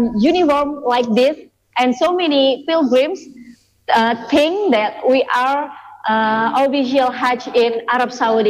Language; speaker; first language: English; non-native, learner; Indonesian